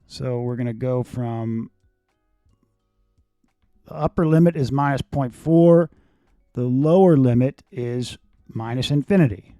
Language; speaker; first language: English; native; English